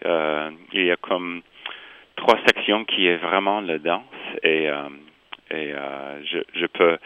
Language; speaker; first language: French; non-native, local second language; English